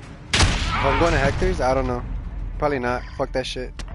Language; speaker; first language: English; early bilingual, other home language; Spanish